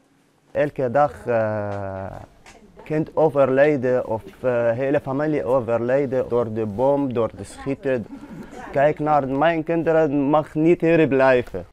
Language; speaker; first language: Dutch; non-native, learner; Arabic